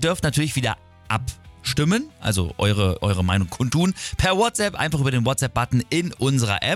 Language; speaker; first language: German; native; German